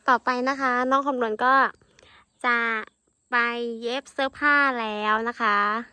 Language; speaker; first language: Thai; non-native, local second language; Shan